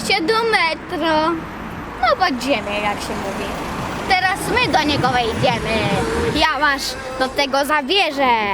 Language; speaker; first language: Polish; early bilingual, other home language; Russian